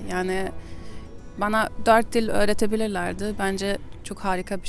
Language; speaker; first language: Turkish; early bilingual, heritage; German